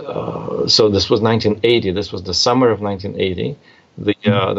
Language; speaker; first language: English; non-native, fluent; Russian